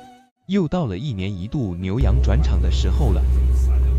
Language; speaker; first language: Chinese; native; Chinese